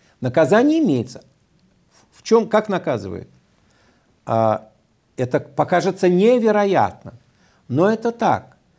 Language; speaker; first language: Russian; native; Russian